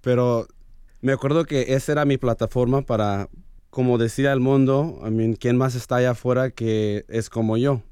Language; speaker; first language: Spanish; early bilingual, heritage; Spanish